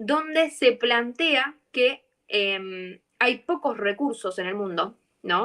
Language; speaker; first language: Spanish; native; Spanish